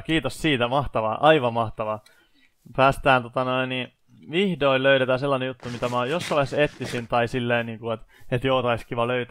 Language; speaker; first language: Finnish; native; Finnish